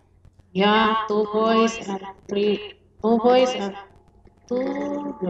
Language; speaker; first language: English; non-native, learner; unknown